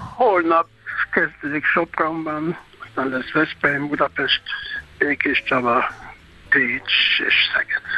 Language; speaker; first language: Hungarian; non-native, fluent; German